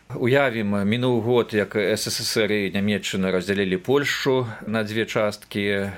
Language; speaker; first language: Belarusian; native; Belarusian